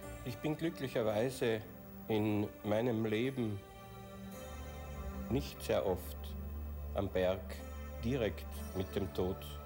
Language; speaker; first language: German; native; German